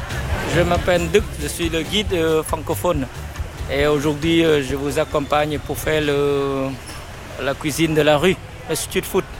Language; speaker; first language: French; non-native, fluent; Vietnamese